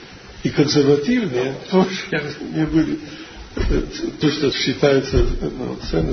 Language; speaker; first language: Russian; non-native, fluent; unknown